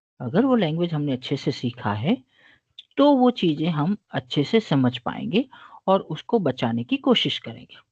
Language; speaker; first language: Hindi; non-native, local second language; Gujarati